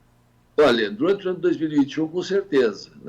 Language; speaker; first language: Portuguese; native; Portuguese